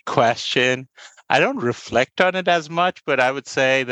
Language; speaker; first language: English; non-native, local second language; Bangla